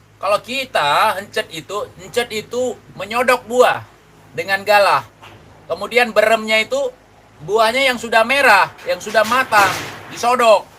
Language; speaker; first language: Indonesian; non-native, local second language; Achinese